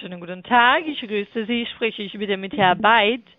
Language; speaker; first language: German; non-native, fluent; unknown